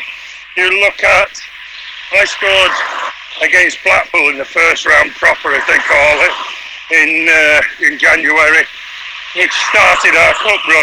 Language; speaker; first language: English; native; English